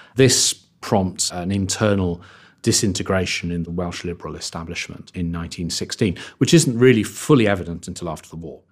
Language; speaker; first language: English; native; English